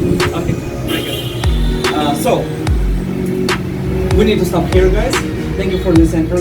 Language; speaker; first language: English; non-native, learner; Russian